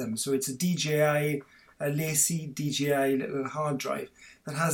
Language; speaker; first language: English; native; English